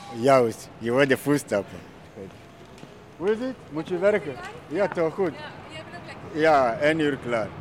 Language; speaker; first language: Dutch; non-native, learner; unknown